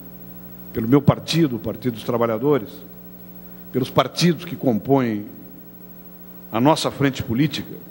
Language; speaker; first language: Portuguese; native; Portuguese